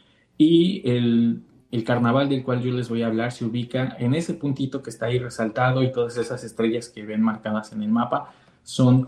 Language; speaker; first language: Spanish; native; Spanish